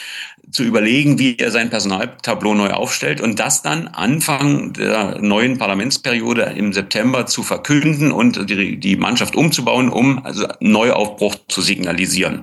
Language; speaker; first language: German; native; German